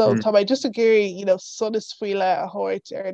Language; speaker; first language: Irish; non-native, local second language; English